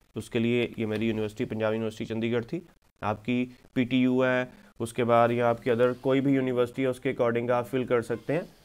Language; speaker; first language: Hindi; non-native, local second language; Punjabi